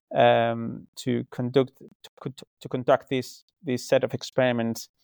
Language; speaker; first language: English; non-native, fluent; Spanish